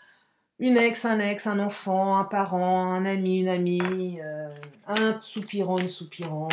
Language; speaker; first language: French; native; French